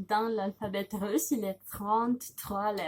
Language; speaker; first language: French; non-native, learner; Russian